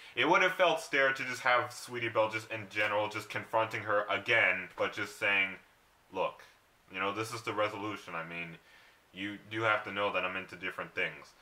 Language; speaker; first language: English; native; English